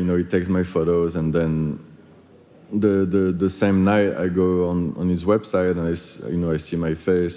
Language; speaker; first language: English; non-native, fluent; French